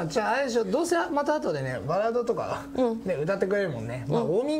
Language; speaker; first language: Japanese; native; Japanese